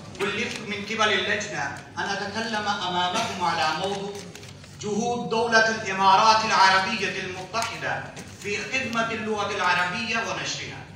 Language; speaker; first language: Arabic; non-native, fluent; Urdu